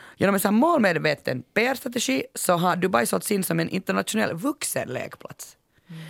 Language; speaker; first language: Swedish; native; Swedish